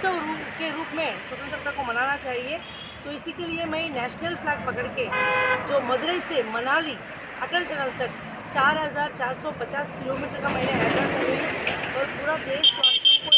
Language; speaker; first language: Hindi; non-native, local second language; Tamil